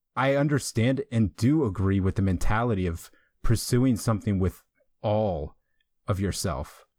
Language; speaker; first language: English; native; English